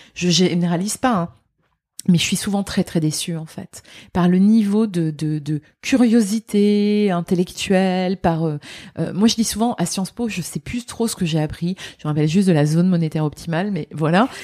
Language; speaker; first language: French; native; French